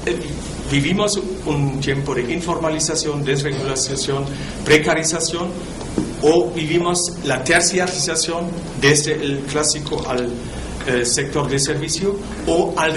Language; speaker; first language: Spanish; non-native, fluent; German